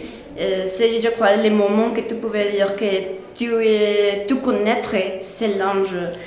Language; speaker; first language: French; non-native, learner; Spanish